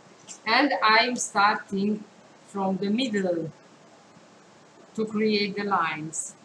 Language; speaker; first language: English; non-native, fluent; Hungarian